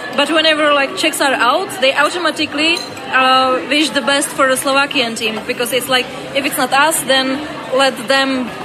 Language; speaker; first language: English; non-native, fluent; Czech